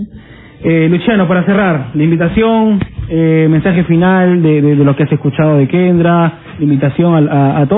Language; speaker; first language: Spanish; native; Spanish